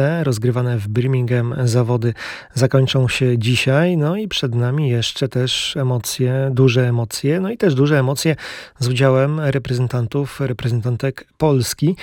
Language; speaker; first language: Polish; native; Polish